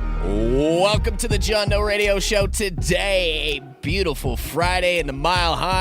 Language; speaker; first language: English; native; English